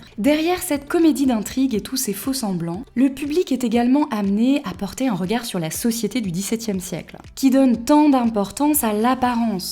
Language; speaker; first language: French; native; French